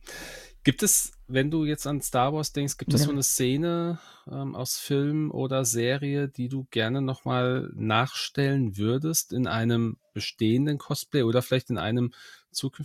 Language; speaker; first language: German; native; German